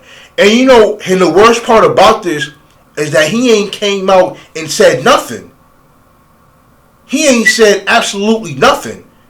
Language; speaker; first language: English; native; English